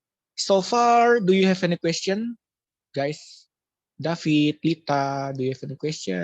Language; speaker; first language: English; non-native, local second language; Indonesian